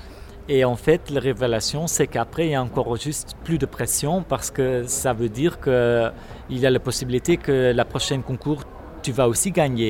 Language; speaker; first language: French; non-native, local second language; Dutch